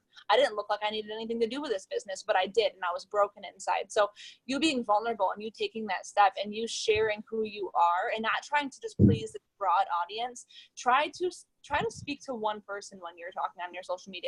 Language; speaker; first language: English; native; English